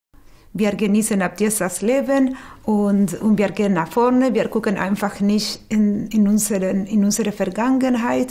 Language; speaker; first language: German; non-native, fluent; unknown